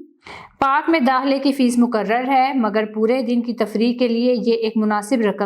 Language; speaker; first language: Urdu; native; Urdu